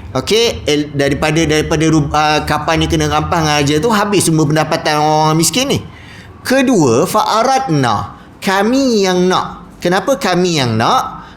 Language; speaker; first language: Malay; native; Malay